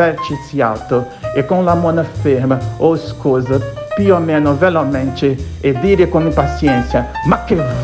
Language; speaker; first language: Italian; non-native, learner; Portuguese